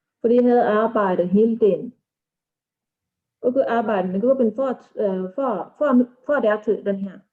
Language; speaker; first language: Danish; non-native, learner; Thai